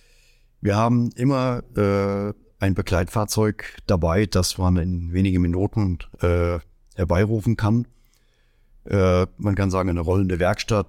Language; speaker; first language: German; native; German